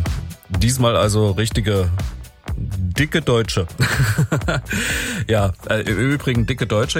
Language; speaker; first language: German; native; German